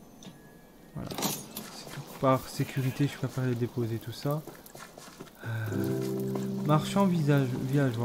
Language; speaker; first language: French; native; French